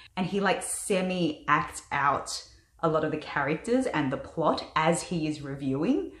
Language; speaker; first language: English; native; English